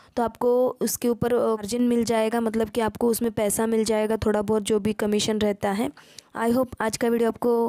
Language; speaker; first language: Hindi; non-native, local second language; Marathi